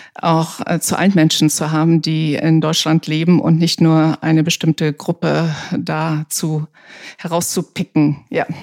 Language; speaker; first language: German; native; German